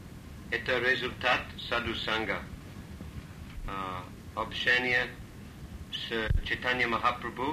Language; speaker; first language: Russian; non-native, learner; English